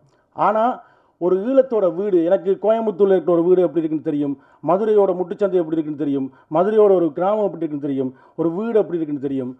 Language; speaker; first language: Tamil; native; Tamil